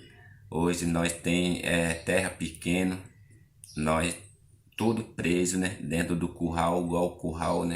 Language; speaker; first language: Portuguese; non-native, local second language; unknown